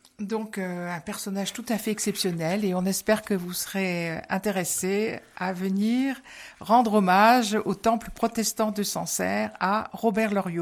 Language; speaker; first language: French; native; French